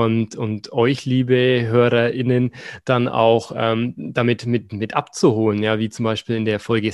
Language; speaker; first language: German; native; German